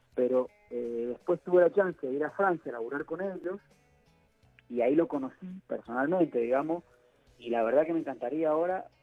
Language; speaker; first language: Spanish; native; Spanish